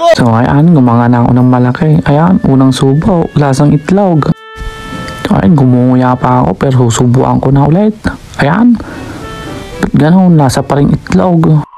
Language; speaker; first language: Filipino; native; Filipino